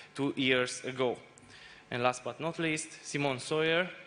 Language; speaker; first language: English; non-native, fluent; Romanian